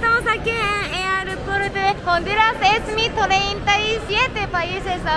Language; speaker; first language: Spanish; non-native, learner; Japanese